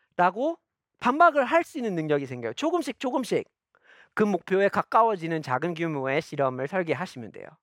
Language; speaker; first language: Korean; non-native, fluent; English